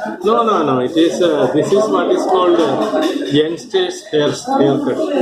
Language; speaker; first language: English; non-native, local second language; Malayalam